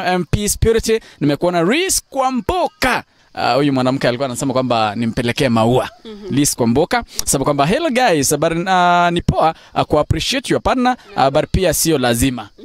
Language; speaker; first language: Swahili; non-native, local second language; Gusii